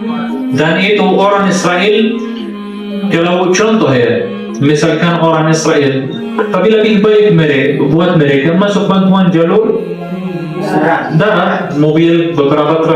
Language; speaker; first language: Indonesian; non-native, fluent; Arabic